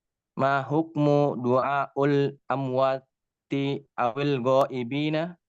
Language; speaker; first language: Arabic; non-native, learner; Indonesian